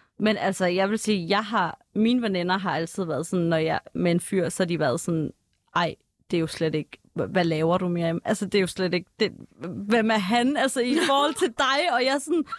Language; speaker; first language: Danish; native; Danish